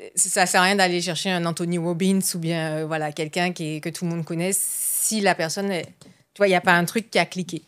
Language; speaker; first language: French; native; French